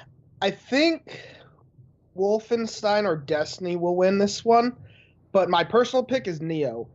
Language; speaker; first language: English; native; English